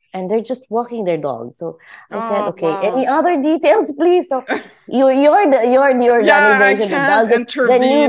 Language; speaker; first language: English; non-native, local second language; Filipino